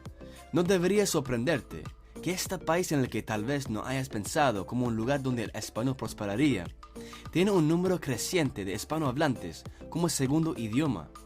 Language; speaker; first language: Spanish; non-native, fluent; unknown